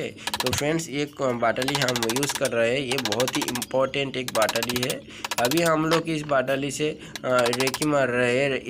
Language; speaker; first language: Hindi; non-native, local second language; Bangla